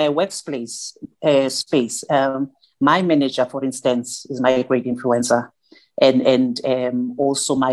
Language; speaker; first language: English; non-native, local second language; Zulu